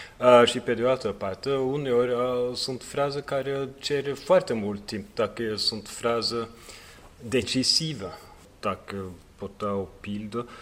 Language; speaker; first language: Romanian; non-native, fluent; Norwegian